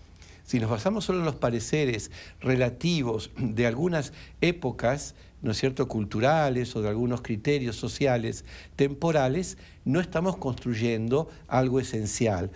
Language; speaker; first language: Spanish; native; Spanish